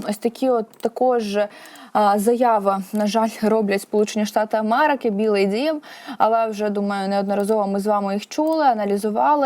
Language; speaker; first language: Ukrainian; native; Ukrainian